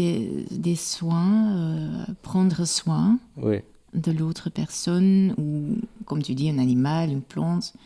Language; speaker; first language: French; non-native, local second language; Dutch